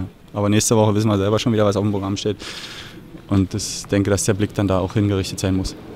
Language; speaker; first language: German; native; German